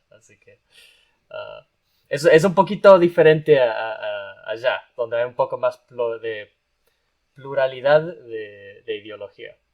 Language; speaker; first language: Spanish; non-native, fluent; English